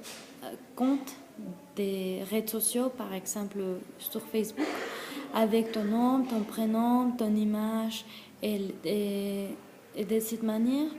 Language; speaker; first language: French; non-native, learner; Spanish